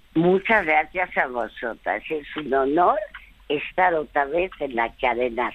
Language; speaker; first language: Spanish; early bilingual, other home language; French